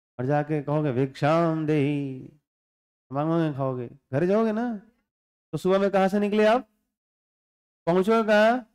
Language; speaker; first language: Hindi; non-native, local second language; Bhojpuri